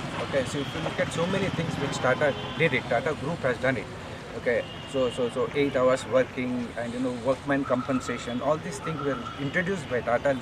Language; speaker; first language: English; non-native, local second language; Telugu